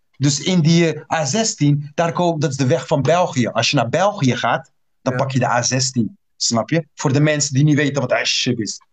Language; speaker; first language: Dutch; early bilingual, other home language; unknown